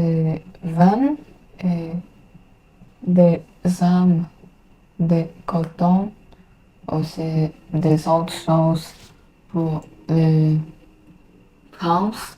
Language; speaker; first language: French; non-native, learner; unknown